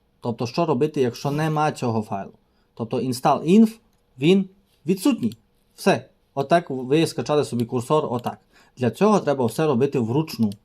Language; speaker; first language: Ukrainian; native; Ukrainian